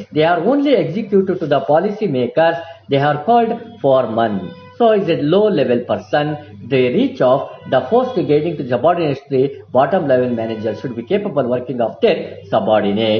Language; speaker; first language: English; non-native, local second language; Kannada